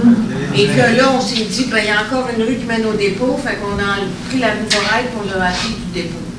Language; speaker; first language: French; native; French